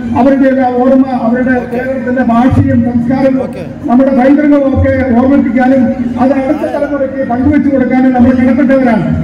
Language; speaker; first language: Malayalam; early bilingual, heritage; Malayalam